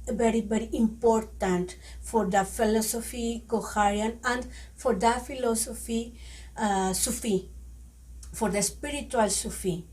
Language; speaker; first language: English; non-native, learner; Spanish